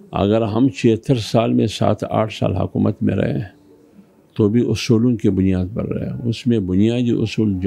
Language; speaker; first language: Urdu; non-native, local second language; Pashto